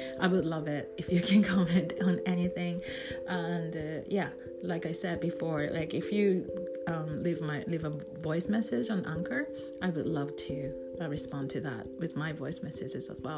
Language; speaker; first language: English; non-native, fluent; Japanese